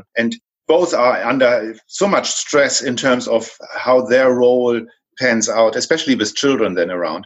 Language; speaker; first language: English; non-native, fluent; German